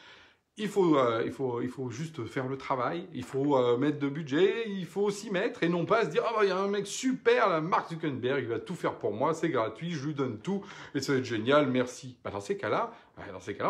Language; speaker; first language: French; native; French